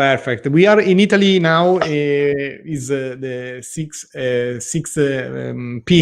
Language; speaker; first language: English; non-native, learner; Italian